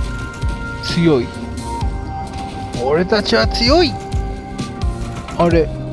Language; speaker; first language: Japanese; native; Japanese